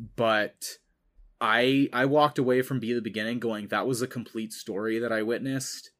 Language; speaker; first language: English; native; English